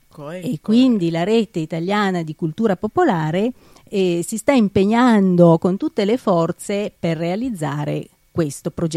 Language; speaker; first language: Italian; native; Italian